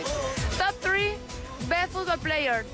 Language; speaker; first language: English; non-native, learner; Spanish